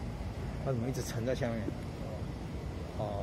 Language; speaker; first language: Chinese; native; Chinese